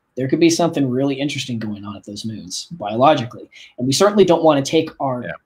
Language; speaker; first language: English; native; English